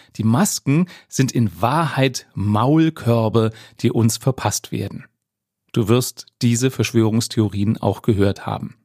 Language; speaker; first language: German; native; German